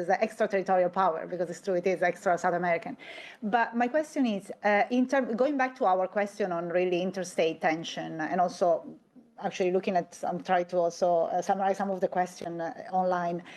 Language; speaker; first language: English; non-native, fluent; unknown